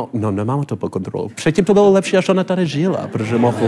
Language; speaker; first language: Czech; non-native, learner; English